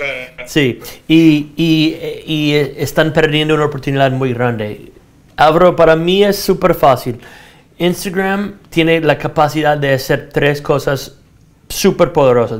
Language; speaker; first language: Spanish; non-native, fluent; English